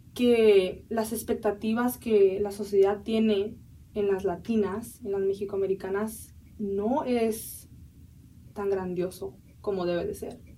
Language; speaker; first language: Spanish; early bilingual, heritage; Spanish